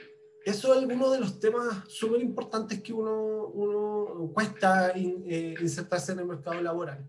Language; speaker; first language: Spanish; native; Spanish